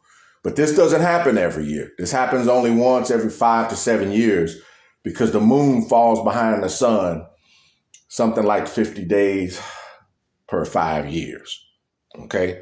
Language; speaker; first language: English; native; English